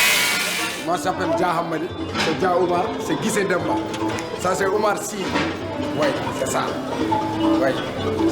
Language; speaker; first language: French; non-native, learner; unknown